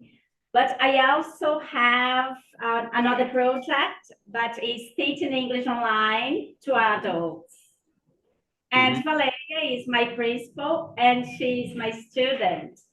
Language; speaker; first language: English; non-native, fluent; Portuguese